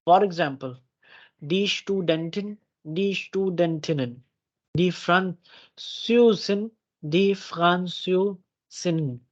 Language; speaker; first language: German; non-native, fluent; Urdu